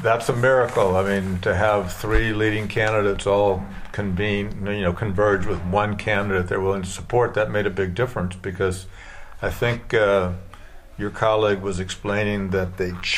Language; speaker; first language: English; native; English